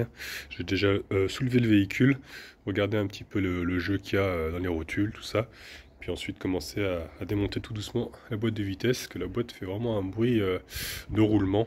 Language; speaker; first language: French; native; French